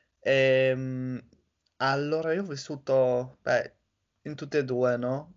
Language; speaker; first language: Italian; non-native, fluent; English